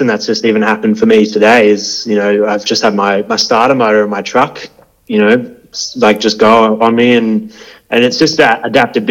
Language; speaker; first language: English; native; English